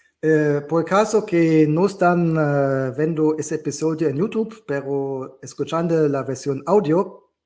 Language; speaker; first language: Spanish; non-native, learner; German